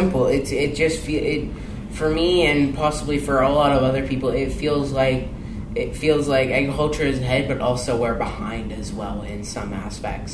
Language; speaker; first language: English; native; English